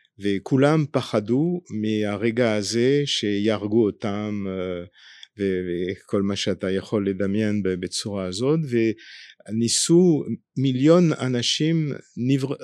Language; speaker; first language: Hebrew; non-native, fluent; French